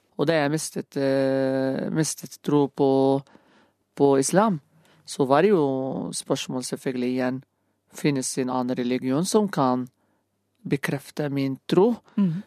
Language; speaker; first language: Norwegian; non-native, fluent; Arabic